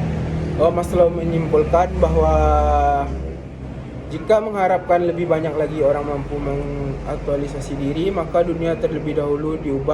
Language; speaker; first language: Indonesian; native; Indonesian